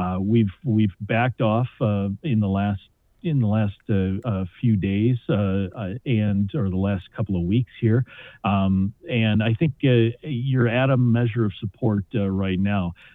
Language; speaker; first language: English; native; English